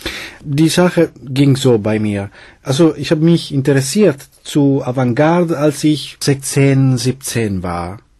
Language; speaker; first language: German; non-native, learner; Italian